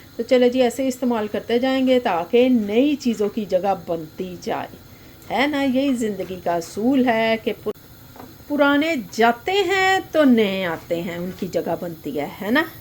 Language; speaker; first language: Urdu; non-native, local second language; Punjabi